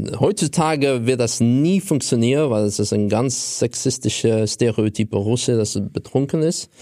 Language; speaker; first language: German; non-native, fluent; Russian